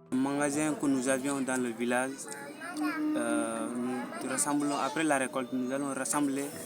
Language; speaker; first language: French; non-native, learner; Mandingo